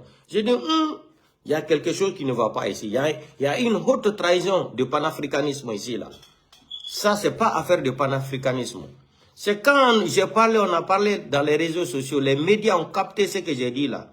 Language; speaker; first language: French; non-native, local second language; Fula